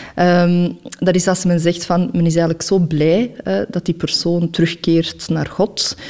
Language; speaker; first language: Dutch; early bilingual, other home language; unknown